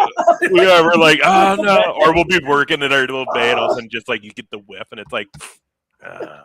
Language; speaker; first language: English; native; English